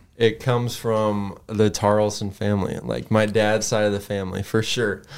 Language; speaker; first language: English; native; English